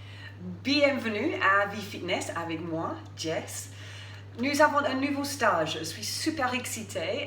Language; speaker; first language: French; non-native, fluent; English